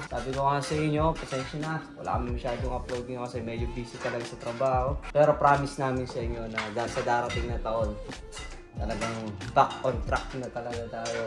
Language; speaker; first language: Filipino; native; Filipino